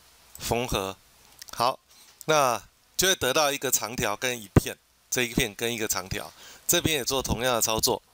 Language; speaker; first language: Chinese; native; Chinese